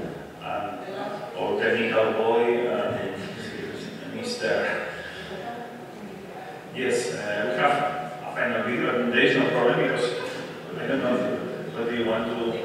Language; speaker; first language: English; non-native, fluent; Spanish